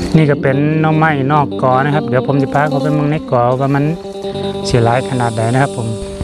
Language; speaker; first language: Thai; native; Thai